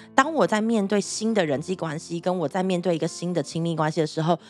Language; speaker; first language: Chinese; native; Chinese